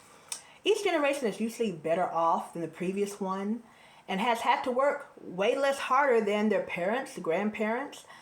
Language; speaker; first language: English; native; English